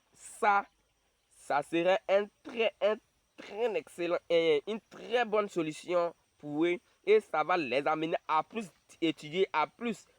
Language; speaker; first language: French; non-native, local second language; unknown